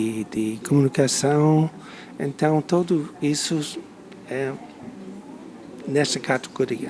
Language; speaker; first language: Portuguese; non-native, fluent; English